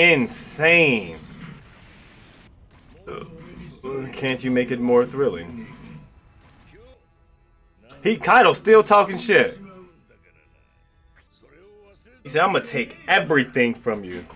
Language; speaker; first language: English; native; English